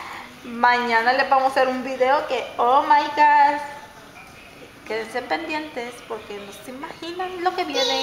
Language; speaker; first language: Spanish; native; Spanish